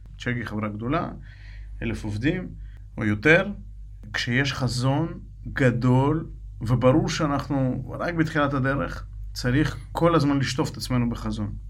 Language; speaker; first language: Hebrew; non-native, fluent; Russian